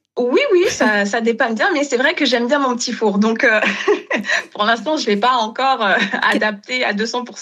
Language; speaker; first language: French; non-native, local second language; Wolof